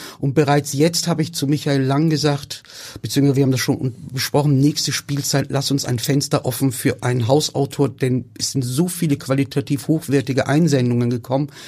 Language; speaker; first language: German; early bilingual, other home language; Turkish